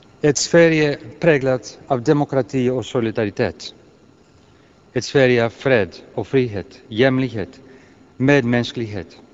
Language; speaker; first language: Swedish; non-native, fluent; Greek